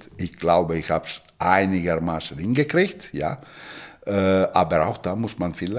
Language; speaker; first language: German; non-native, fluent; Italian